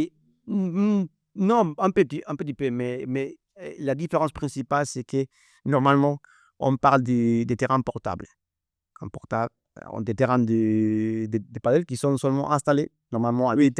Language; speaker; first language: French; non-native, fluent; Spanish